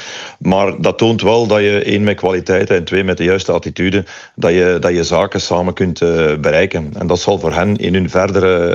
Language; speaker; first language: Dutch; native; Dutch